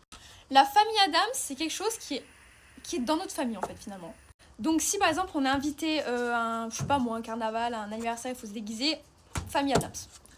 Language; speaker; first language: French; native; French